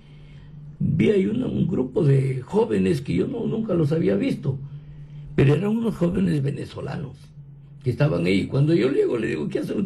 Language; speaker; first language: Spanish; native; Spanish